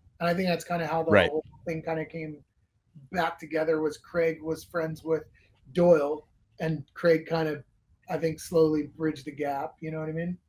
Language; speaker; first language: English; native; English